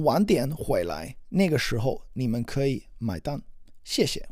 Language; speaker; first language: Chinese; non-native, learner; English